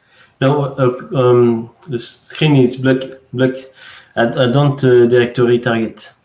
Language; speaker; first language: English; non-native, learner; French